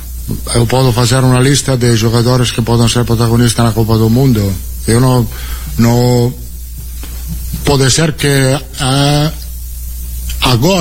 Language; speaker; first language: Portuguese; non-native, learner; Italian